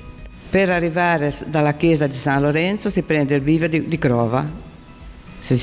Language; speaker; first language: Italian; native; Italian